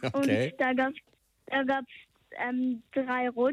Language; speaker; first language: German; early bilingual, heritage; German